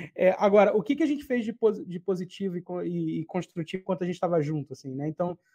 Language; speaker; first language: Portuguese; native; Portuguese